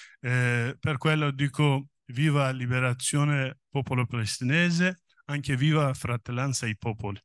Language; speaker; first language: Italian; non-native, learner; Kurdish